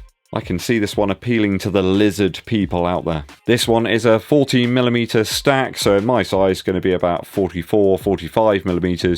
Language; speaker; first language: English; native; English